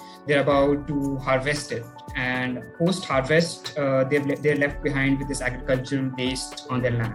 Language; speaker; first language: English; non-native, local second language; Hindi